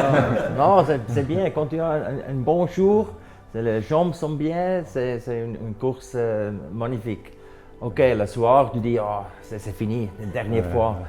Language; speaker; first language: French; non-native, local second language; German